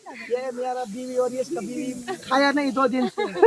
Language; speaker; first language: Hindi; non-native, local second language; Marathi